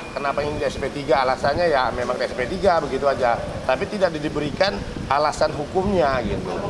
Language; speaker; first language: Indonesian; native; Indonesian